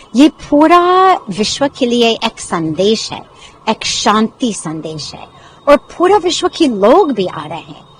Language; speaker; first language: Hindi; non-native, fluent; English